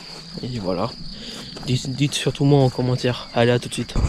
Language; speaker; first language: French; native; French